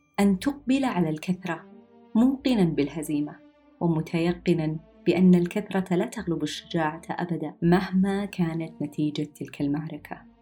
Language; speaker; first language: Arabic; native; Arabic